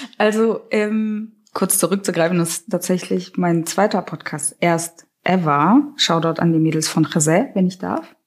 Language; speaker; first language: German; early bilingual, other home language; Russian